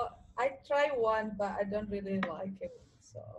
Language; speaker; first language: English; non-native, learner; Indonesian